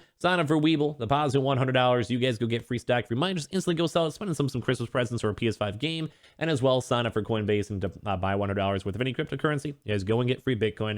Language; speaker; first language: English; native; English